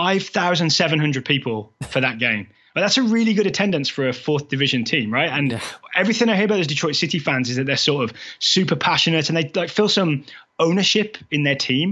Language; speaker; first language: English; native; English